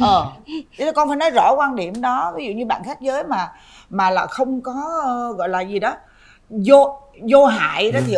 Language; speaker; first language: Vietnamese; native; Vietnamese